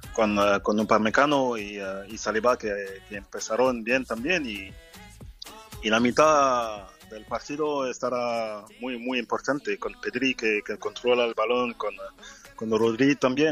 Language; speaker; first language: Spanish; non-native, fluent; French